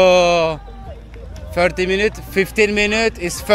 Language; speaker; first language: English; non-native, learner; French